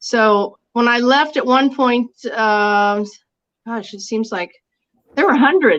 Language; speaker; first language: English; native; English